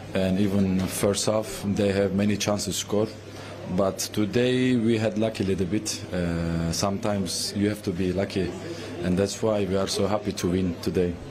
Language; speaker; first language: English; non-native, fluent; Turkish